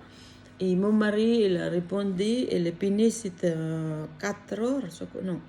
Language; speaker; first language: French; non-native, learner; Filipino